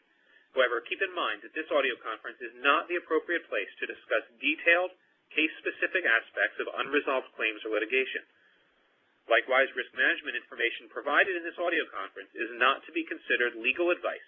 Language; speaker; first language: English; native; English